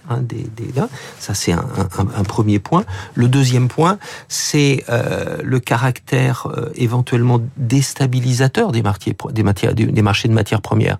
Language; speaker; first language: French; native; French